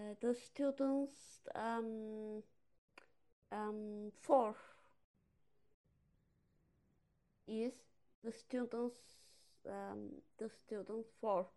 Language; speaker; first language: English; non-native, learner; Turkish